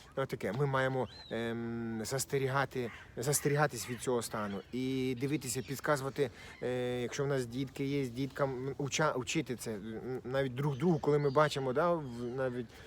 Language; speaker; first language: Ukrainian; non-native, local second language; Russian